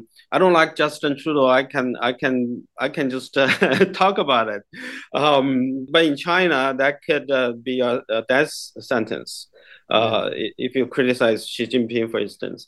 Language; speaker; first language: English; non-native, fluent; Chinese